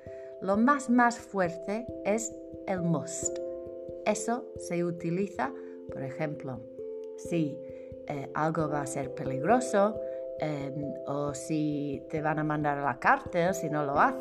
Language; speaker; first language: Spanish; non-native, fluent; English